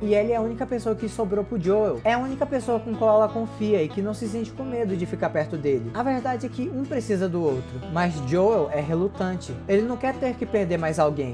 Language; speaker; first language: Portuguese; native; Portuguese